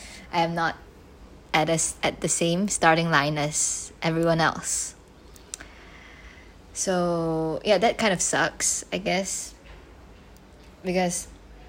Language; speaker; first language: English; non-native, local second language; Chinese